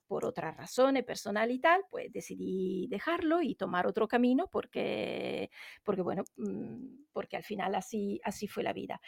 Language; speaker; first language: Spanish; non-native, fluent; Italian